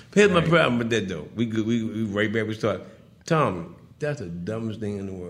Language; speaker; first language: English; native; English